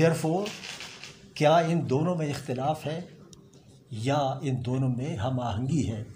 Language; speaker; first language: Urdu; non-native, local second language; Pashto